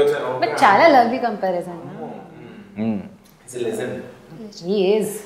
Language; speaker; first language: Telugu; non-native, learner; Hindi